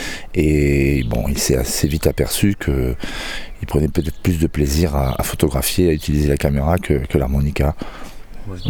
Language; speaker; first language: French; native; French